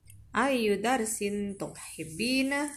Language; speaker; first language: Arabic; non-native, learner; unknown